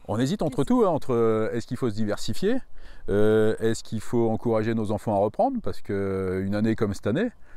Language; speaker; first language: French; native; French